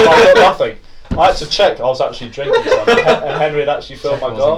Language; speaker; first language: English; native; English